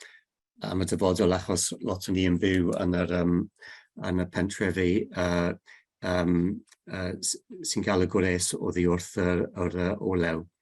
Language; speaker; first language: Welsh; non-native, learner; English